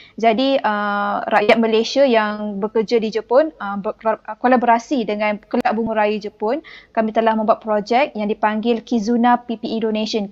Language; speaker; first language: Malay; native; Malay